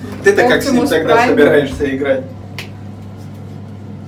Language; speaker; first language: Russian; native; Russian